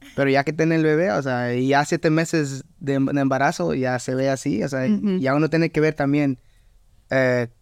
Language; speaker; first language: Spanish; early bilingual, heritage; Spanish